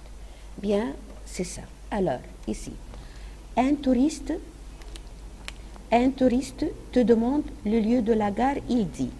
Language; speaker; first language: French; non-native, fluent; Arabic